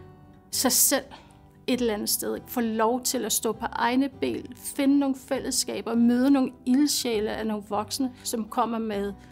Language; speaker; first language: Danish; native; Danish